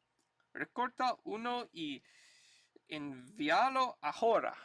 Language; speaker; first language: Spanish; non-native, learner; English